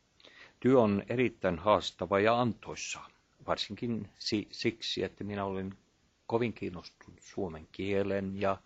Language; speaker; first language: Finnish; non-native, fluent; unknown